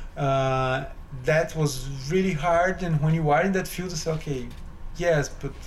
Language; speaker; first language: English; non-native, fluent; Portuguese